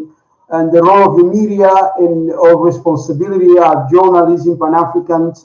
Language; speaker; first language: English; non-native, learner; Spanish